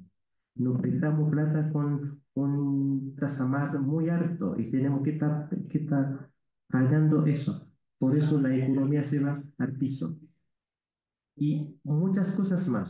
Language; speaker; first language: Spanish; non-native, learner; Haitian Creole